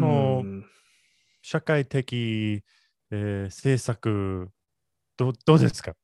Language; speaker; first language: Japanese; non-native, learner; English